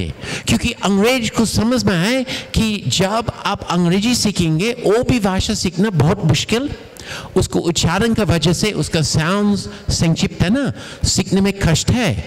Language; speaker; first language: Hindi; non-native, fluent; Tamil